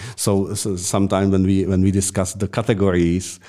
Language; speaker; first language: English; non-native, fluent; Czech